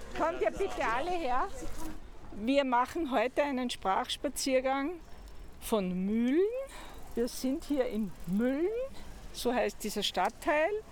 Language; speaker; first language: German; native; German